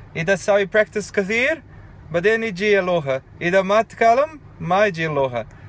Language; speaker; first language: Arabic; non-native, learner; Portuguese